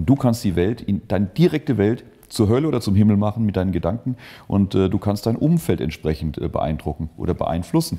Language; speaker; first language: German; native; German